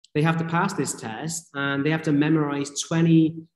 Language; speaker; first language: English; native; English